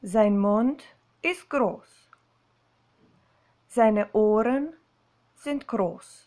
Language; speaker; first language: German; non-native, fluent; Slovenian